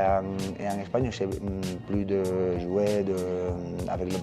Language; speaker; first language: French; non-native, learner; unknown